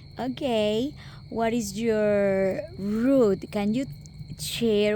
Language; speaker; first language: English; non-native, local second language; Spanish